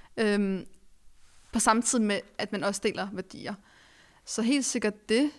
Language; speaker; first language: Danish; early bilingual, other home language; Arabic